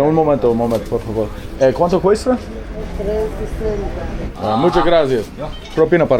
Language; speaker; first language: Spanish; non-native, learner; English